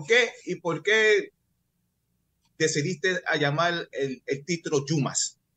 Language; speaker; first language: Spanish; early bilingual, heritage; English